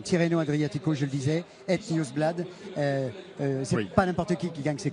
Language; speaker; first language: French; native; French